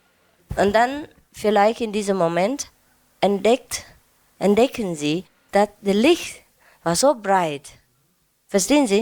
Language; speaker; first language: German; non-native, learner; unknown